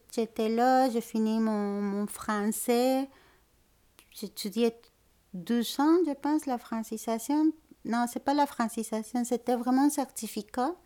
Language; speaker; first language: French; non-native, fluent; Spanish